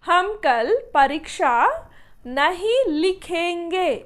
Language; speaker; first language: Hindi; non-native, local second language; Telugu